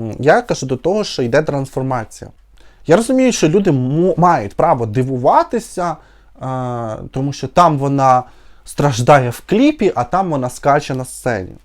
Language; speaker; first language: Ukrainian; non-native, local second language; Russian